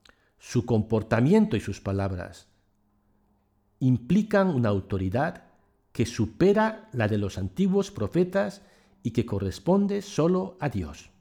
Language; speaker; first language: Spanish; native; Spanish